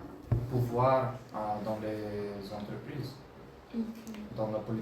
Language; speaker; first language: French; non-native, learner; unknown